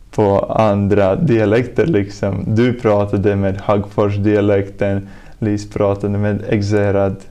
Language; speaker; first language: Swedish; non-native, fluent; Latvian